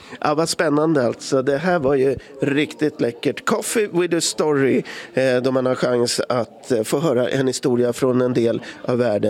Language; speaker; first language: Swedish; native; Swedish